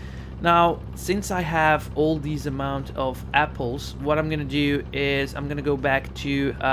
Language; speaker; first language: English; non-native, fluent; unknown